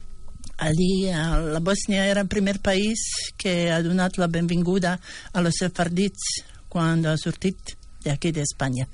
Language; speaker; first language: Catalan; non-native, fluent; Bosnian